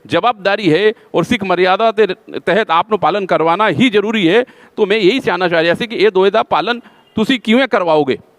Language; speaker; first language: Hindi; non-native, local second language; Punjabi